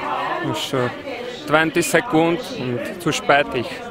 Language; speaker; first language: German; non-native, learner; Czech